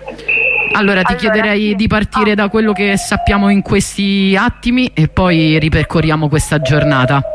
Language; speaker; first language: Italian; native; Italian